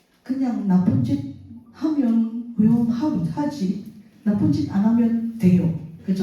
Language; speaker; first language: Korean; non-native, fluent; Filipino